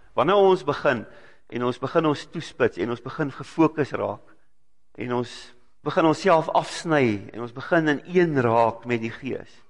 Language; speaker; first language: Afrikaans; native; Afrikaans